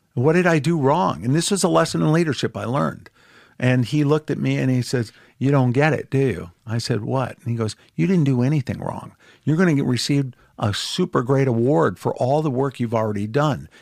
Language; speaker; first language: English; native; English